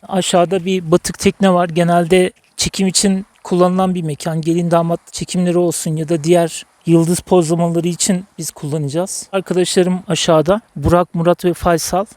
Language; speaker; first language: Turkish; native; Turkish